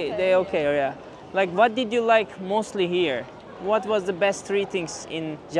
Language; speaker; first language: English; non-native, learner; Turkish